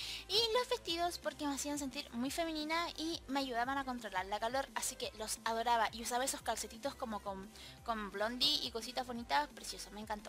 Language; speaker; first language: Spanish; native; Spanish